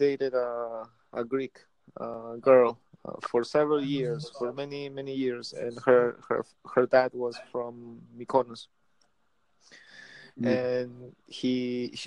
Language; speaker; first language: English; early bilingual, other home language; Spanish